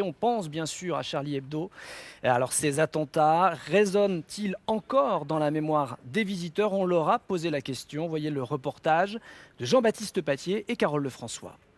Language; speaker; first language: French; native; French